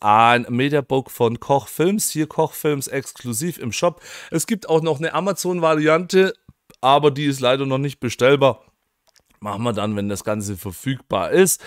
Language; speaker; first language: German; native; German